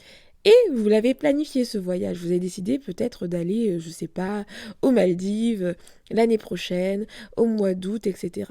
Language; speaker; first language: French; native; French